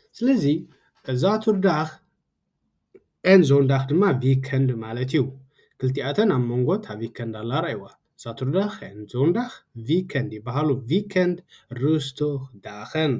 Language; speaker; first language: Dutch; non-native, fluent; Tigrinya